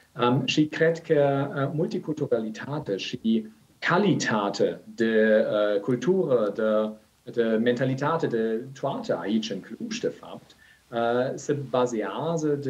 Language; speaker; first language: Romanian; non-native, learner; German